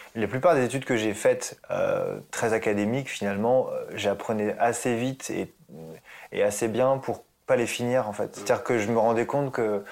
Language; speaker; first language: French; native; French